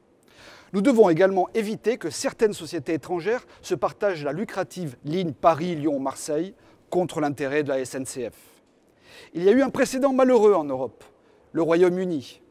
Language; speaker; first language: French; native; French